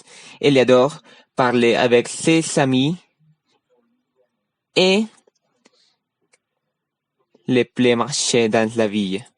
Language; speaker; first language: French; non-native, learner; Spanish